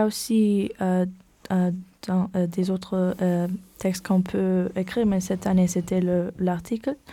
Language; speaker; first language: French; non-native, learner; German